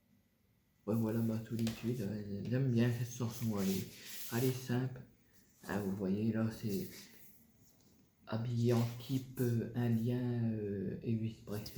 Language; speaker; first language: French; native; French